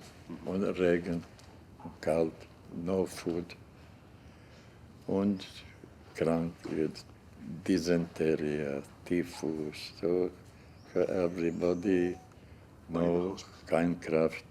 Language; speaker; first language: German; non-native, learner; Hungarian